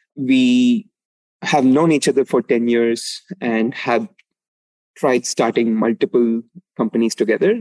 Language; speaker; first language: English; non-native, local second language; Tamil